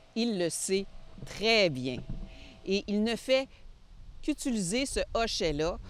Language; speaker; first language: French; native; French